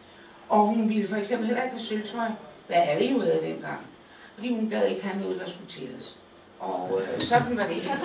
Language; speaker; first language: Danish; native; Danish